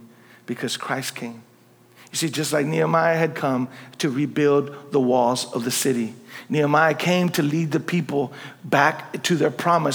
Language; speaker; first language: English; native; English